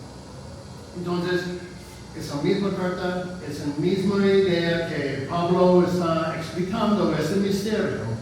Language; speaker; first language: Spanish; non-native, fluent; English